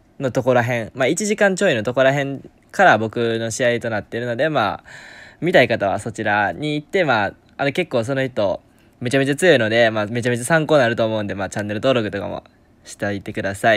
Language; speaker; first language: Japanese; native; Japanese